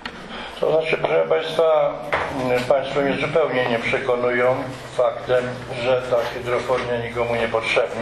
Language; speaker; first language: Polish; native; Polish